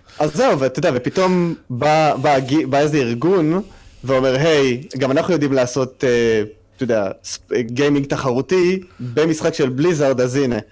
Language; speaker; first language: Hebrew; native; Hebrew